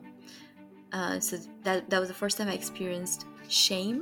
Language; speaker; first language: English; non-native, local second language; Nepali